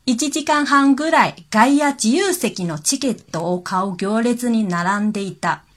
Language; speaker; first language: Japanese; non-native, fluent; Chinese